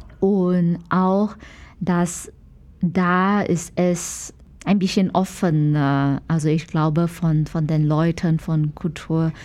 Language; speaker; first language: German; non-native, fluent; Chinese